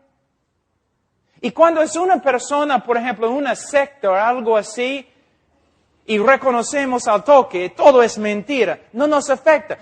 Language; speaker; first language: Spanish; non-native, fluent; English